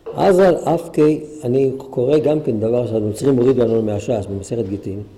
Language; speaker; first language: Hebrew; native; Hebrew